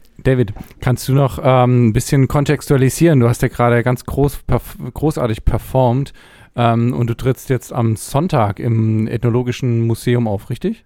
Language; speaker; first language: German; native; German